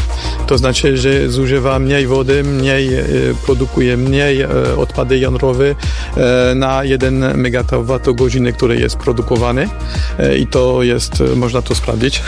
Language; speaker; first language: Polish; non-native, fluent; French